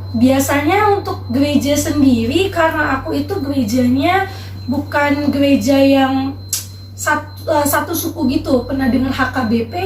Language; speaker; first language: Indonesian; native; Indonesian